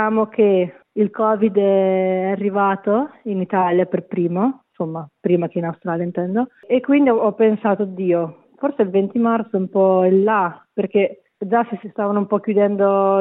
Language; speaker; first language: Italian; native; Italian